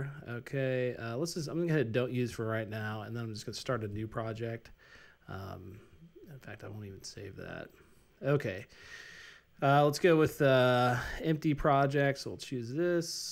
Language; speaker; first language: English; native; English